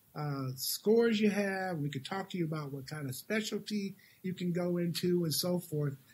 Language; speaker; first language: English; native; English